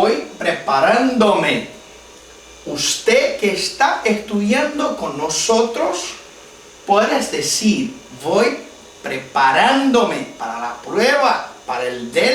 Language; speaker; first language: Spanish; non-native, fluent; Portuguese